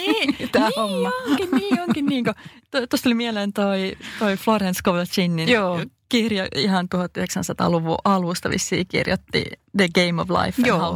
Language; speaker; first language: Finnish; native; Finnish